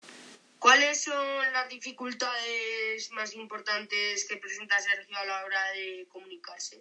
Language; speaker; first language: Spanish; native; Spanish